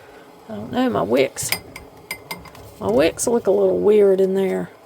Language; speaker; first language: English; native; English